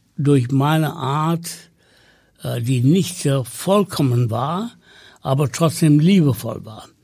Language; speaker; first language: German; non-native, fluent; Tamil